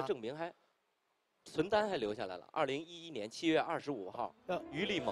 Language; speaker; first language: Chinese; native; Chinese